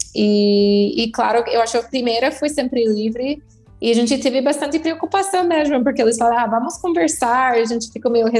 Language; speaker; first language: Portuguese; non-native, fluent; English